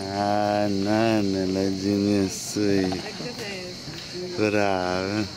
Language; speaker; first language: Italian; native; Italian